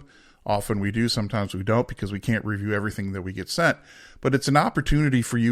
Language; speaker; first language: English; native; English